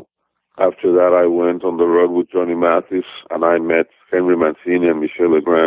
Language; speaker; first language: English; non-native, fluent; Spanish